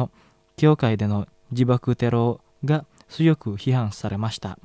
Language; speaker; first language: Japanese; non-native, fluent; Indonesian